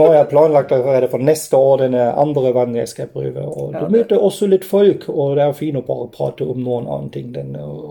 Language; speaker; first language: Norwegian; non-native, fluent; German